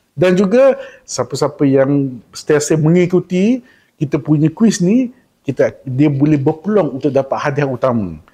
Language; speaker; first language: Malay; native; Malay